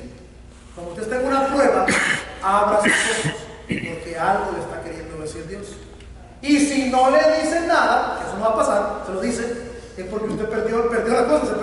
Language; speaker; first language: Spanish; native; Spanish